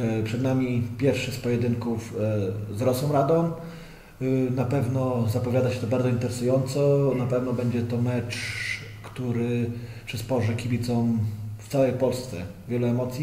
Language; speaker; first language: Polish; native; Polish